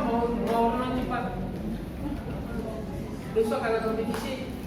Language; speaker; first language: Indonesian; non-native, learner; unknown